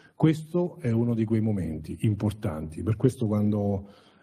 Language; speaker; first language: Italian; native; Italian